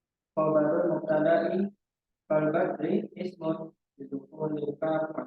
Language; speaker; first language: Arabic; non-native, learner; Indonesian